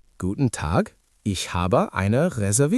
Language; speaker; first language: German; non-native, learner; English